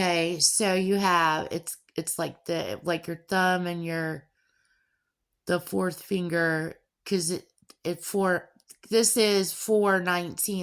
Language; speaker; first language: English; native; English